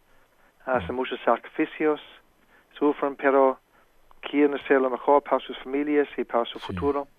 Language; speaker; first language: Spanish; non-native, fluent; English